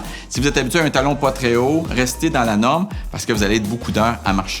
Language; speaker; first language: French; native; French